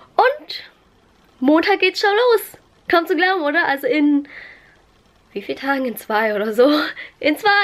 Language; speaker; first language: German; early bilingual, other home language; Vietnamese